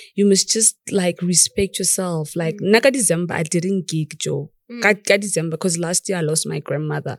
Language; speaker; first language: English; non-native, local second language; Tswana